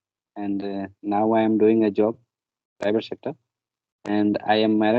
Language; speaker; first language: English; non-native, learner; Hindi